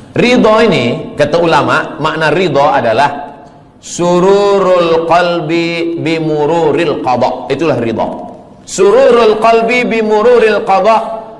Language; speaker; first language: Malay; native; Malay